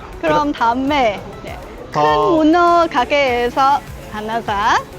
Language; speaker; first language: Korean; non-native, learner; Vietnamese